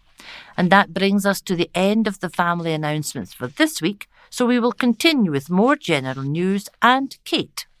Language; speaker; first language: English; native; English